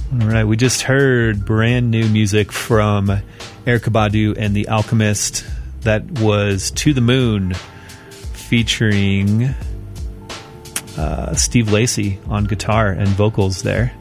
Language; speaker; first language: English; native; English